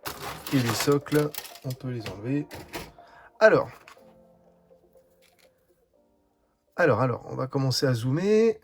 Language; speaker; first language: French; native; French